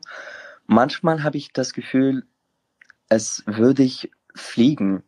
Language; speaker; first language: German; non-native, fluent; Arabic